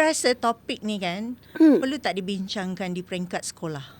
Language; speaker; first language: Malay; native; Malay